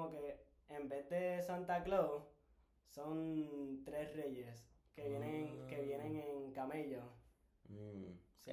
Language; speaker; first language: Spanish; native; Spanish